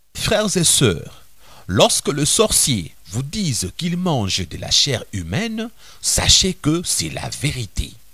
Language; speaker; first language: French; non-native, local second language; Lingala